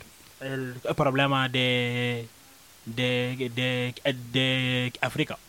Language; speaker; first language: Spanish; non-native, learner; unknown